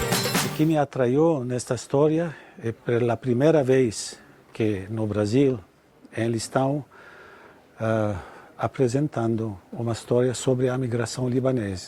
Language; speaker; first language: Portuguese; non-native, fluent; Arabic